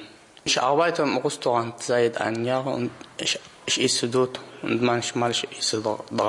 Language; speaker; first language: German; non-native, learner; Arabic